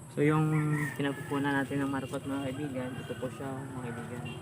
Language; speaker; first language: Filipino; non-native, local second language; Hiligaynon